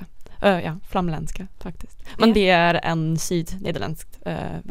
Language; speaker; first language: Swedish; non-native, learner; Dutch